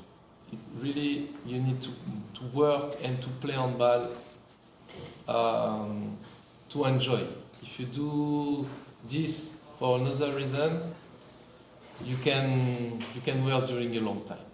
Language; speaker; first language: English; non-native, fluent; French